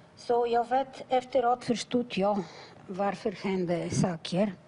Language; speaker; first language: Swedish; non-native, fluent; Bulgarian